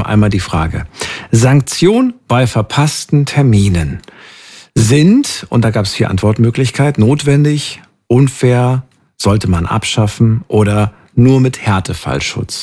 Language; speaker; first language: German; native; German